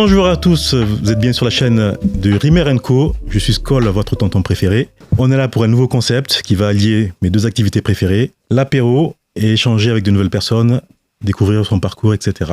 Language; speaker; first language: French; native; French